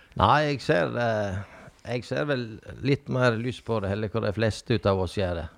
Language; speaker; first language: Norwegian; native; Norwegian